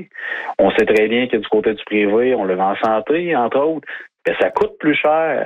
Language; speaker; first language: French; native; French